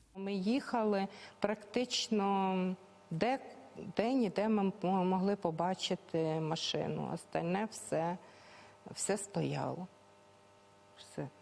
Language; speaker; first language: Ukrainian; native; Ukrainian